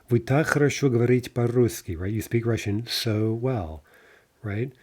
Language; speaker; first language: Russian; non-native, fluent; English